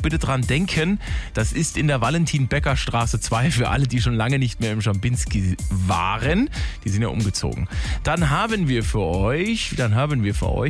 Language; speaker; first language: German; native; German